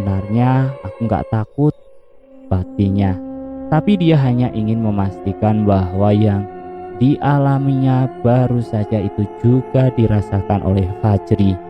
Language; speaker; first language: Indonesian; native; Indonesian